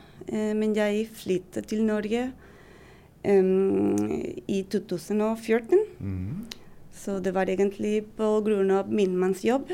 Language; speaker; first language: Norwegian; non-native, fluent; Spanish